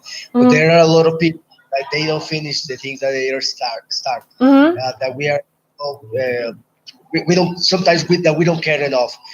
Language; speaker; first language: English; non-native, fluent; Spanish